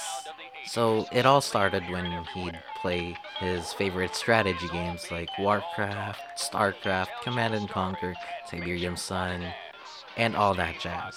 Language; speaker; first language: English; non-native, local second language; Filipino